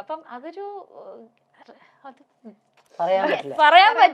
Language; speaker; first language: Malayalam; native; Malayalam